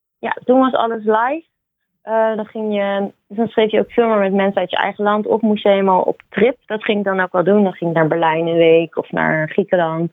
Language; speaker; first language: Dutch; native; Dutch